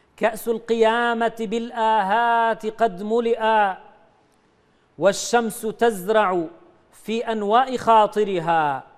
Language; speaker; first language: Arabic; native; Arabic